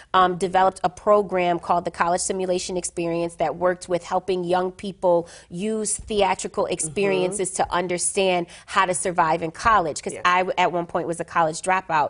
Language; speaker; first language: English; native; English